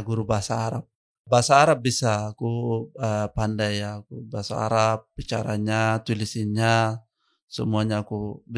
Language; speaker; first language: Indonesian; non-native, learner; Arabic